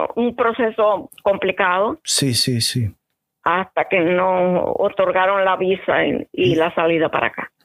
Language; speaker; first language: Spanish; native; Spanish